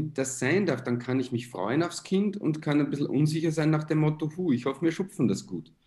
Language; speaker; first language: German; native; German